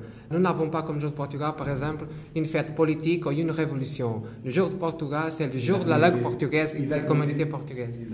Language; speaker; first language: French; non-native, fluent; Portuguese